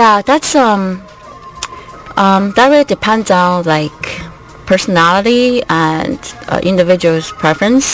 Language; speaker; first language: English; non-native, fluent; Chinese